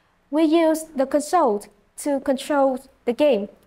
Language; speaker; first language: English; non-native, fluent; Vietnamese